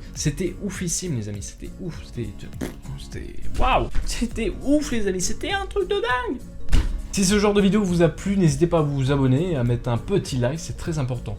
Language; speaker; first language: French; native; French